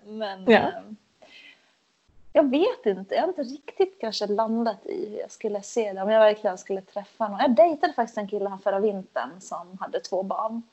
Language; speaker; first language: Swedish; native; Swedish